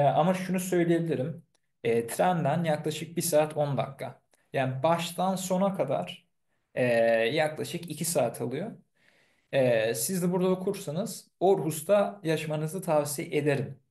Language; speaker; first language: Turkish; early bilingual, heritage; Turkish